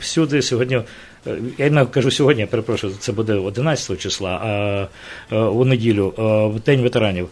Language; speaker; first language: Ukrainian; native; Ukrainian